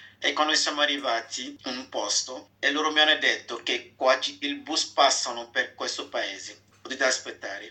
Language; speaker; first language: Italian; non-native, fluent; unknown